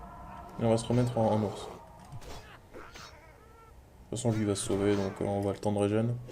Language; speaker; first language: French; native; French